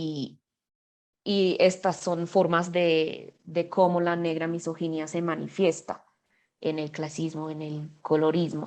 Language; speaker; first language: Spanish; non-native, fluent; English